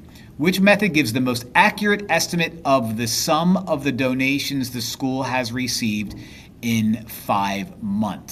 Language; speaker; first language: English; native; English